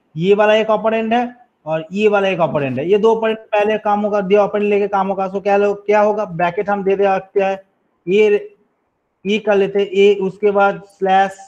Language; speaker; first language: Hindi; non-native, local second language; Bangla